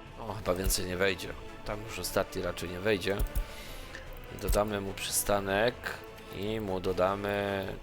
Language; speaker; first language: Polish; native; Polish